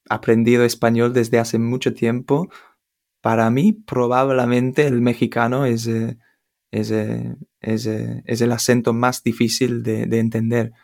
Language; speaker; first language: Spanish; non-native, fluent; English